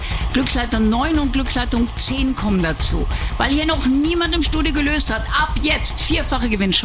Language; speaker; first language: German; native; German